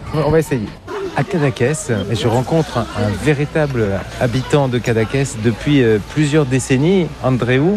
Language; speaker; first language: French; native; French